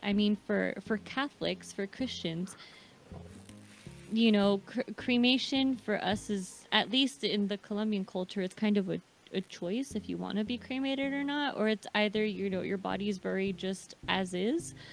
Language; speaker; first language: English; early bilingual, other home language; Spanish